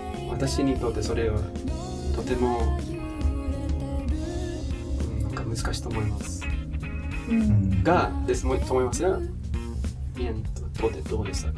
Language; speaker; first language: Japanese; non-native, learner; English